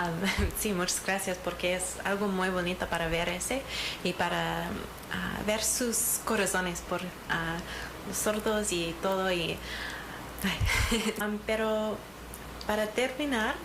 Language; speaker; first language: Spanish; non-native, learner; English